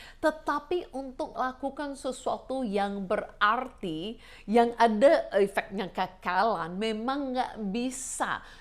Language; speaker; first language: Indonesian; non-native, fluent; English